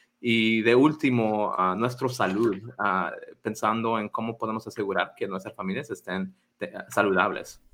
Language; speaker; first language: Spanish; early bilingual, heritage; Spanish